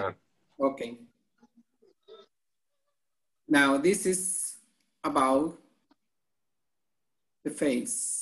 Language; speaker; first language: English; non-native, fluent; Spanish